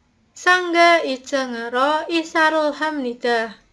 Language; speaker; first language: Korean; non-native, learner; Indonesian